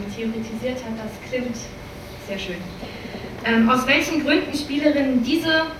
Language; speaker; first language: German; native; German